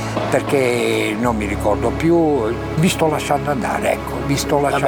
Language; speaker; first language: Italian; native; Italian